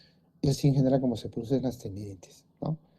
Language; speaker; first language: Spanish; native; Spanish